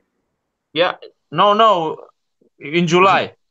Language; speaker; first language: English; non-native, learner; Kurdish